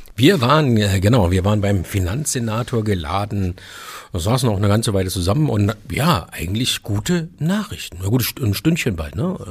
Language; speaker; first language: German; native; German